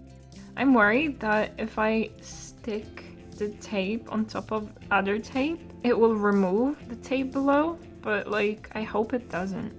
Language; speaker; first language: English; non-native, fluent; Polish